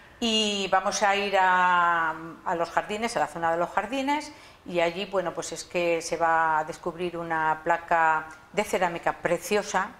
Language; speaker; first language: Spanish; native; Spanish